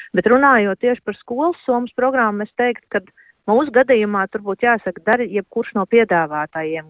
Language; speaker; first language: Latvian; native; Latvian